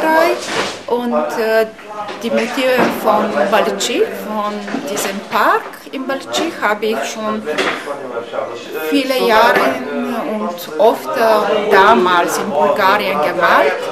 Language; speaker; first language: German; non-native, fluent; Bulgarian